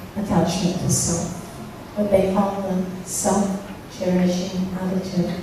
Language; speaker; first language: English; native; English